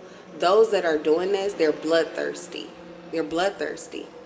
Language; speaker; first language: English; native; English